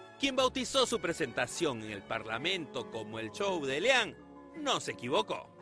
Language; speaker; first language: Spanish; native; Spanish